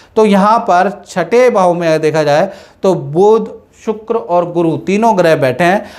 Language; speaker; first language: Hindi; native; Hindi